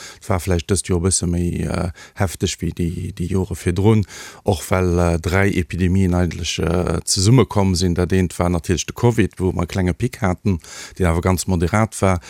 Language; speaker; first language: Luxembourgish; native; Luxembourgish